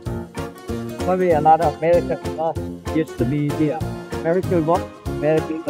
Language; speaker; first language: English; non-native, learner; Vietnamese